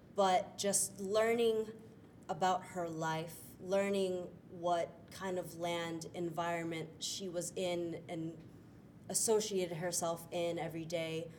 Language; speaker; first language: English; native; English